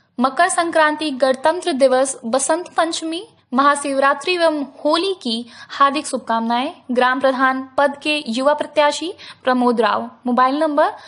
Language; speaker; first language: Hindi; native; Hindi